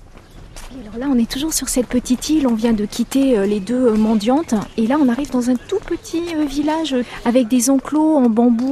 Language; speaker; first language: French; native; French